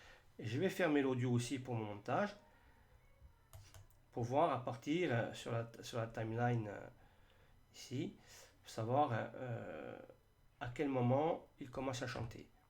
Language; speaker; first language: French; native; French